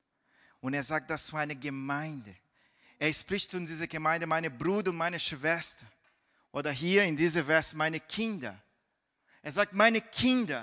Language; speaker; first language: German; non-native, fluent; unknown